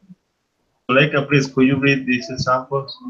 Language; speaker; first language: English; non-native, fluent; Spanish